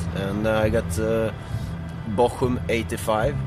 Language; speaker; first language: English; non-native, fluent; Swedish